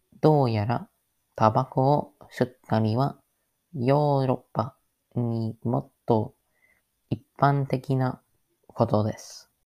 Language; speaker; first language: Japanese; non-native, learner; English